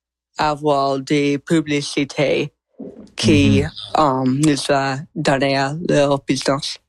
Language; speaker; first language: French; non-native, learner; English